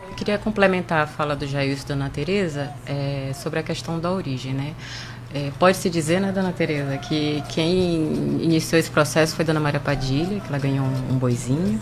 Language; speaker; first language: Portuguese; native; Portuguese